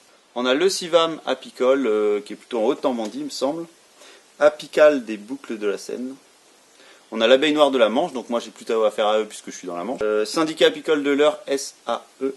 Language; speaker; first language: French; native; French